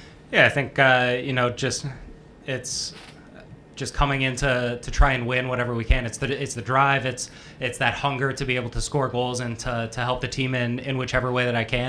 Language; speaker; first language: English; native; English